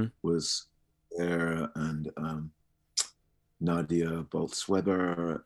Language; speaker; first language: English; native; English